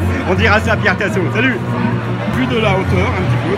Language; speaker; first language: French; native; French